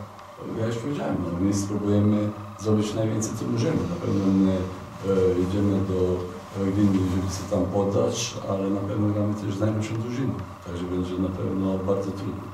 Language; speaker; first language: Polish; non-native, fluent; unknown